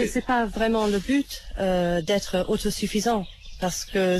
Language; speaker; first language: French; non-native, fluent; English